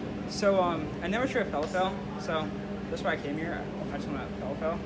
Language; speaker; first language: English; non-native, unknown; Turkish